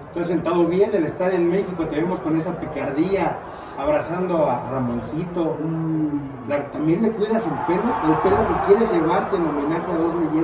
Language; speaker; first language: Spanish; native; Spanish